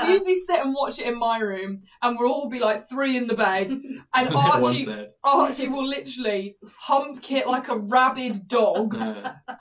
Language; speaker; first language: English; native; English